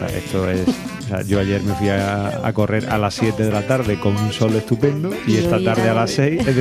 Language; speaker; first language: Spanish; native; Spanish